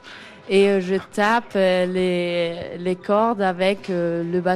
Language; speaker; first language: French; non-native, learner; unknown